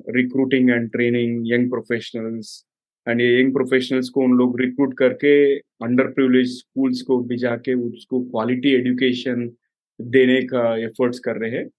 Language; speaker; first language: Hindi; non-native, local second language; Telugu